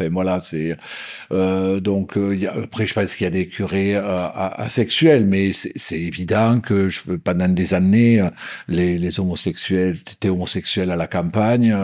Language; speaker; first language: French; native; French